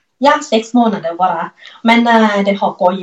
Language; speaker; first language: Swedish; non-native, learner; Thai